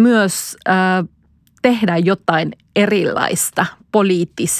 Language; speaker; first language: Finnish; non-native, fluent; Spanish